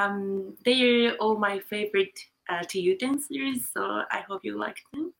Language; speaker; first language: English; non-native, fluent; Japanese